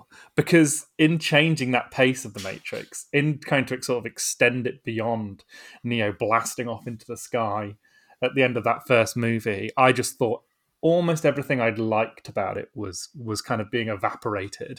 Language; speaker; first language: English; native; English